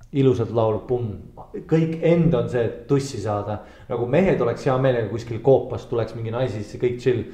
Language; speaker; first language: Estonian; early bilingual, heritage; Estonian